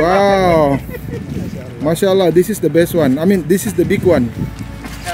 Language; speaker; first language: English; non-native, learner; Indonesian